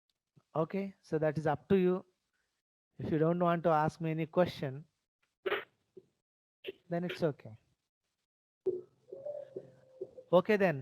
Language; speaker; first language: English; non-native, local second language; Telugu